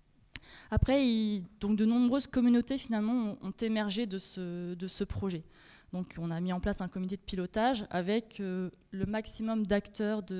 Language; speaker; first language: French; native; French